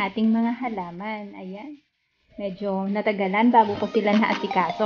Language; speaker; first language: Filipino; non-native, local second language; Iloko